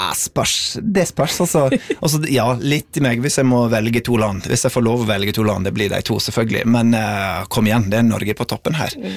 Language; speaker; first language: Norwegian; non-native, fluent; English